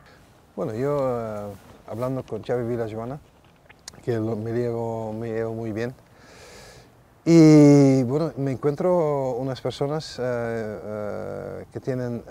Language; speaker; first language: Spanish; non-native, fluent; Dutch